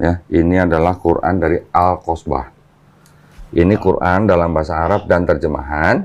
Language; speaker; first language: Indonesian; native; Indonesian